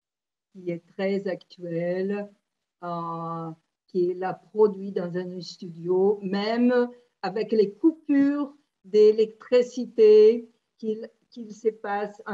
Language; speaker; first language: French; non-native, fluent; Portuguese